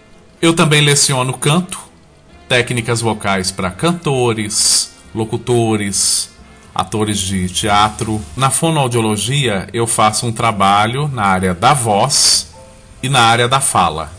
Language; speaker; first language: Portuguese; native; Portuguese